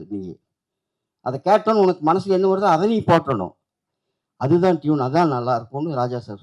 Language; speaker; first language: Tamil; native; Tamil